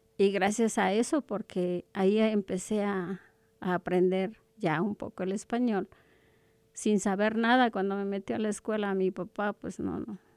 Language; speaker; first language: Spanish; non-native, local second language; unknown